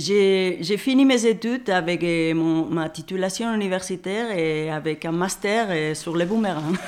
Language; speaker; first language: French; non-native, fluent; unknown